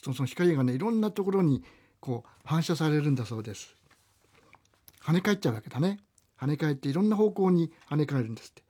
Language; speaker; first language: Japanese; native; Japanese